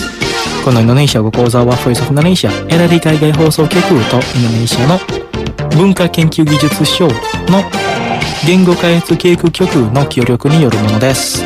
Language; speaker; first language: Japanese; non-native, fluent; Indonesian